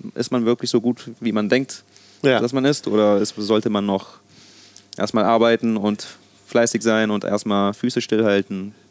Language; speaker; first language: German; non-native, local second language; Sicilian